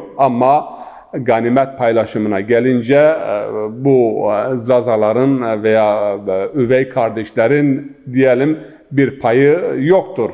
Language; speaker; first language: Turkish; non-native, local second language; Zaza